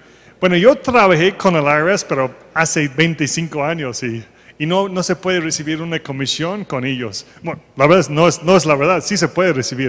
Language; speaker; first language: Spanish; non-native, fluent; English